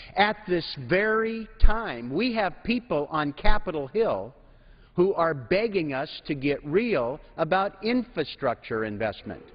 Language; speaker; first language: English; native; English